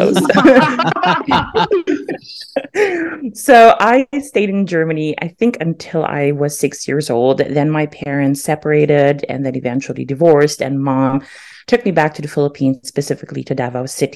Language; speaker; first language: English; non-native, local second language; German